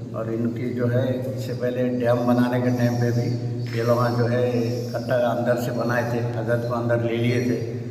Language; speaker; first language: Urdu; native; Urdu